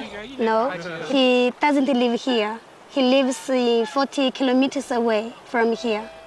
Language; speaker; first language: English; non-native, fluent; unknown